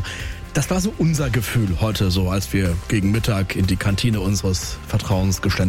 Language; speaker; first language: German; native; German